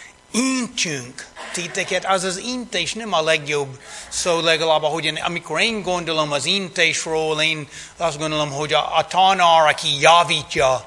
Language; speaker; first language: Hungarian; non-native, fluent; English